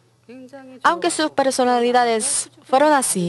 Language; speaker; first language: Spanish; non-native, learner; Korean